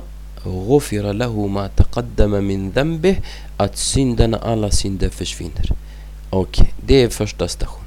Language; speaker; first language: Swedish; non-native, fluent; Arabic